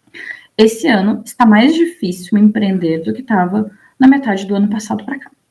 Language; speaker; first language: Portuguese; native; Portuguese